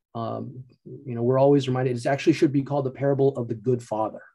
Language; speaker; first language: English; early bilingual, other home language; Chinese